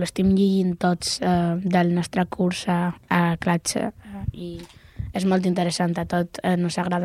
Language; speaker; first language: Catalan; non-native, local second language; Spanish